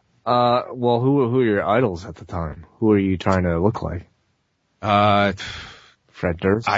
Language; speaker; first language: English; native; English